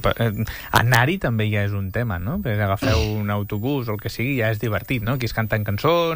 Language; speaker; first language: Catalan; native; Catalan